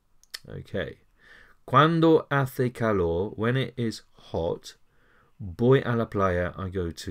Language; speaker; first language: Spanish; non-native, learner; English